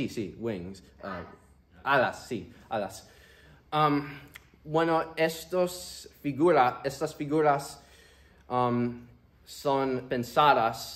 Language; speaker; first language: Spanish; early bilingual, heritage; Spanish